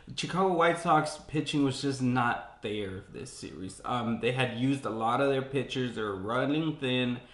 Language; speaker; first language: English; native; English